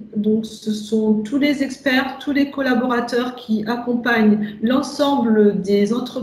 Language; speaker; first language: French; native; French